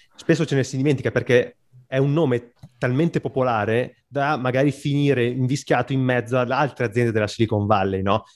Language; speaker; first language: Italian; native; Italian